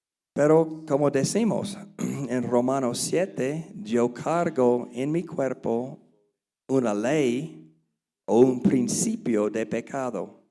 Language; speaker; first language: Spanish; non-native, learner; English